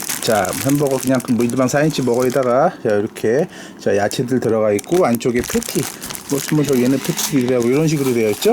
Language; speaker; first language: Korean; native; Korean